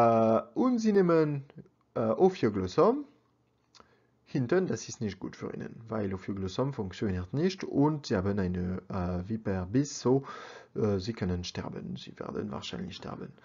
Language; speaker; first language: German; non-native, learner; French